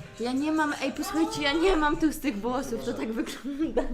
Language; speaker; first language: Polish; native; Polish